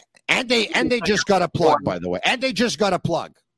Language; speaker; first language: English; early bilingual, other home language; Italian